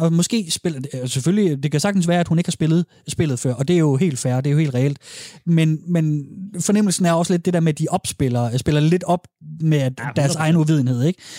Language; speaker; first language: Danish; native; Danish